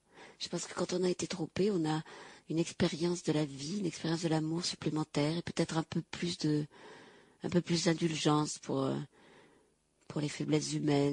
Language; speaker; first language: French; native; French